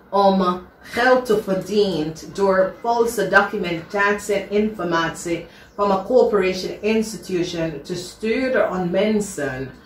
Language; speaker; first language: Dutch; non-native, learner; English